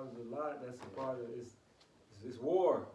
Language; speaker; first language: English; native; English